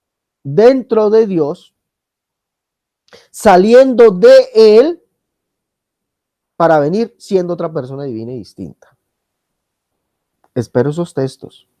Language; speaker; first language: Spanish; native; Spanish